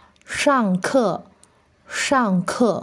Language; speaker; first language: Chinese; non-native, fluent; Indonesian